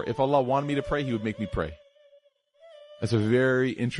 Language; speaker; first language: English; native; English